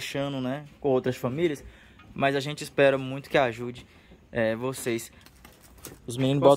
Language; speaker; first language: Portuguese; native; Portuguese